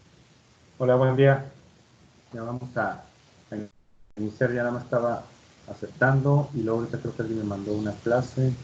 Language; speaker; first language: Spanish; native; Spanish